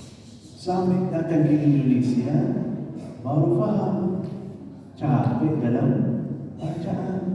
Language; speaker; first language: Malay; non-native, fluent; Arabic